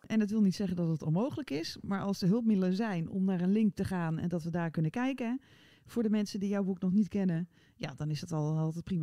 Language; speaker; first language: Dutch; native; Dutch